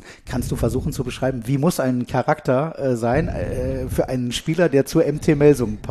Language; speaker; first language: German; native; German